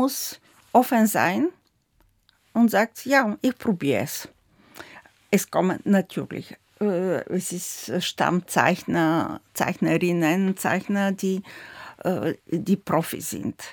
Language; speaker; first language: German; non-native, fluent; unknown